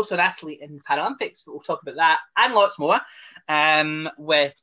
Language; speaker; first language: English; native; English